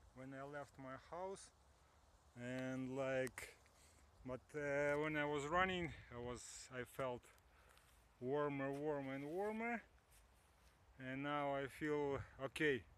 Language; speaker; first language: English; non-native, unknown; Russian